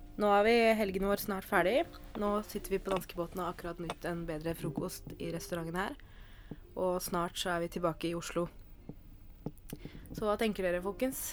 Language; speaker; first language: Norwegian; native; Norwegian